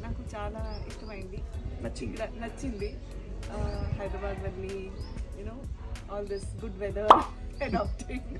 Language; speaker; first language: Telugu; non-native, learner; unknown